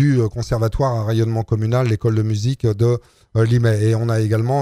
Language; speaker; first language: French; native; French